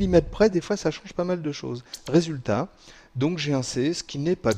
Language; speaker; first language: French; native; French